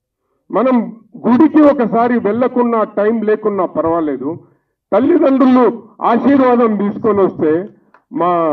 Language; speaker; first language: Telugu; native; Telugu